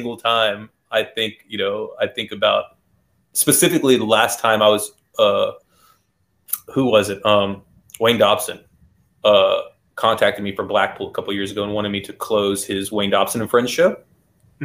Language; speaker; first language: English; native; English